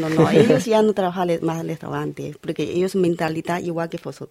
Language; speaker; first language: Spanish; non-native, learner; Chinese